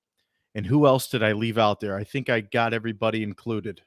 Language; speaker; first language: English; native; English